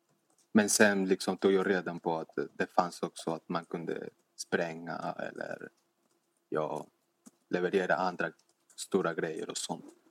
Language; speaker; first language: Swedish; non-native, fluent; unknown